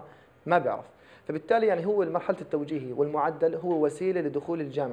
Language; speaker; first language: Arabic; native; Arabic